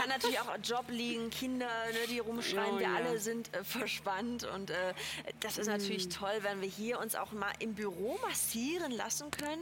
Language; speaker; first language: German; native; German